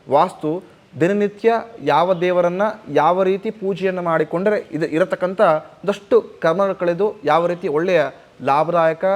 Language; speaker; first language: Kannada; native; Kannada